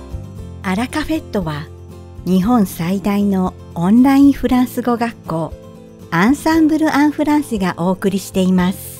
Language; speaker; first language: Japanese; native; Japanese